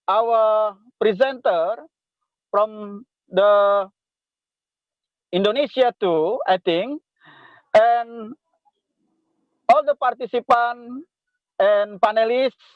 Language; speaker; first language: English; non-native, local second language; Indonesian